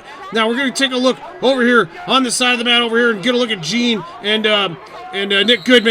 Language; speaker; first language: English; native; English